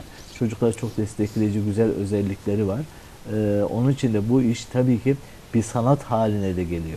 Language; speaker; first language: Turkish; native; Turkish